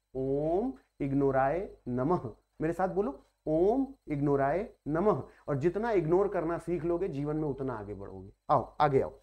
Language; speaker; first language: Hindi; native; Hindi